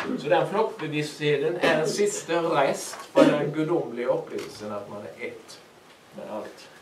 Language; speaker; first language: Swedish; native; Swedish